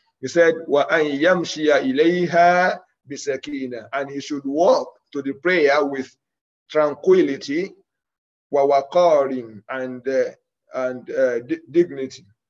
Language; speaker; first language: English; non-native, local second language; Yoruba